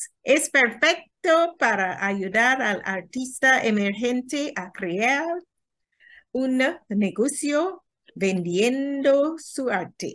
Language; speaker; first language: Spanish; non-native, fluent; English